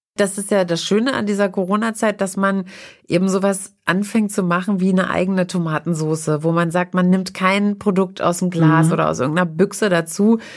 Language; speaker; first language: German; native; German